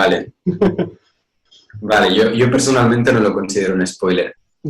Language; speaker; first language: Spanish; native; Spanish